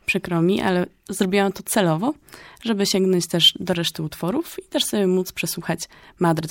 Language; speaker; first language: Polish; native; Polish